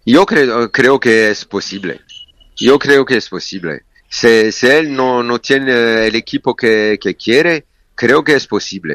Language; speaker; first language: Spanish; non-native, learner; French